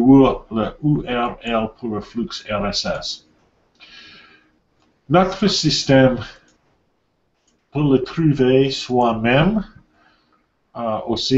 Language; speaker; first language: French; non-native, learner; English